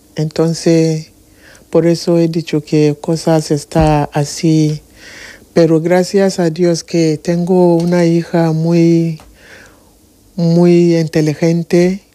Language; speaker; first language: Spanish; non-native, learner; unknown